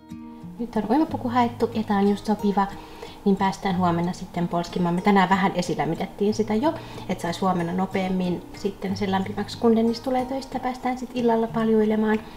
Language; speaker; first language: Finnish; native; Finnish